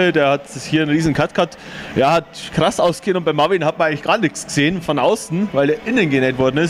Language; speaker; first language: German; native; German